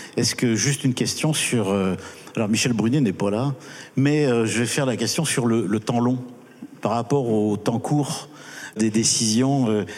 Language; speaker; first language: French; native; French